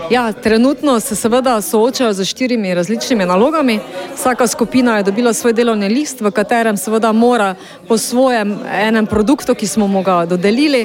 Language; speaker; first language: Slovenian; native; Slovenian